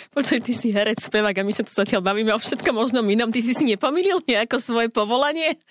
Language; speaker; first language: Slovak; native; Slovak